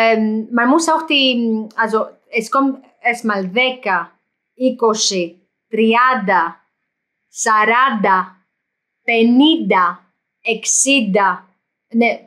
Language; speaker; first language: German; non-native, fluent; Greek